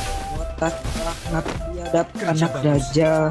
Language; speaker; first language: Indonesian; native; Indonesian